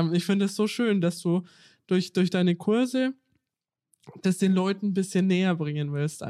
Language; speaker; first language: German; native; German